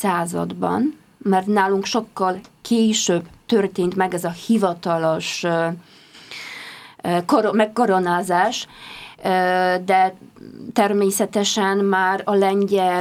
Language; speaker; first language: Hungarian; non-native, fluent; Polish